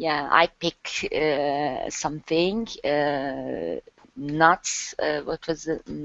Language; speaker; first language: English; non-native, learner; Turkish